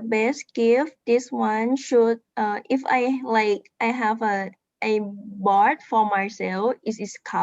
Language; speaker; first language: English; non-native, learner; Thai